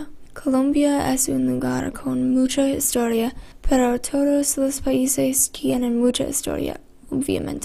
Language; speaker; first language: Spanish; non-native, learner; English